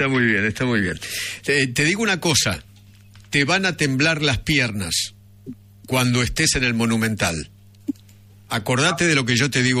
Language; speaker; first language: Spanish; native; Spanish